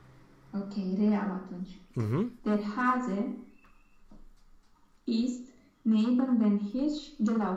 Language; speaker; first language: German; non-native, learner; Romanian